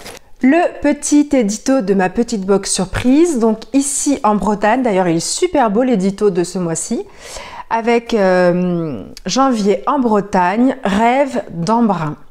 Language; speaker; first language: French; native; French